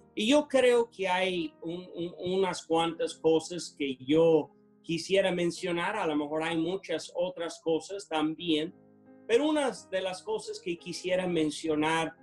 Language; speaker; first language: Spanish; non-native, fluent; English